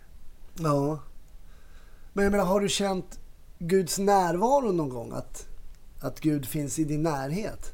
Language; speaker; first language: Swedish; native; Swedish